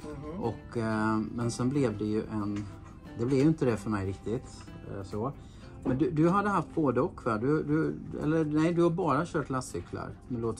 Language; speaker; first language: Swedish; native; Swedish